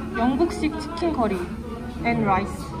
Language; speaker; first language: Korean; native; Korean